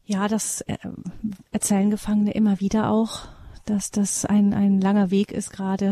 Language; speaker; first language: German; native; German